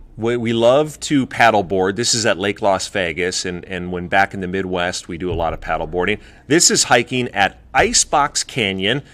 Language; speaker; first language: English; native; English